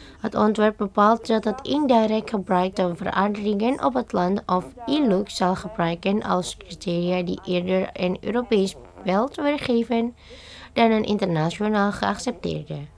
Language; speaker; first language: Dutch; non-native, fluent; Indonesian